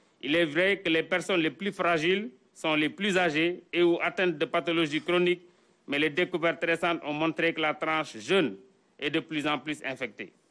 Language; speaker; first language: French; non-native, local second language; Wolof